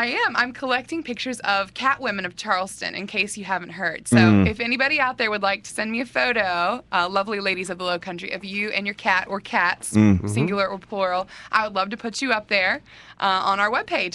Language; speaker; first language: English; native; English